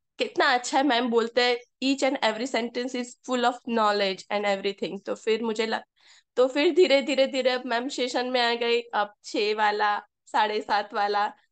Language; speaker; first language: Hindi; native; Hindi